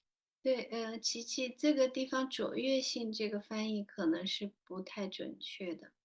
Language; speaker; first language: Chinese; native; Chinese